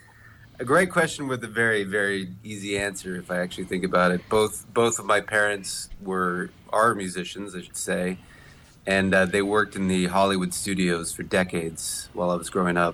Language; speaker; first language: English; native; English